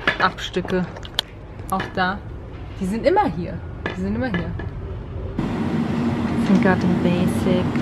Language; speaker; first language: German; native; German